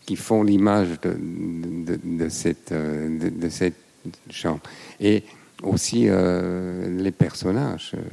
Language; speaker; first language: French; non-native, fluent; German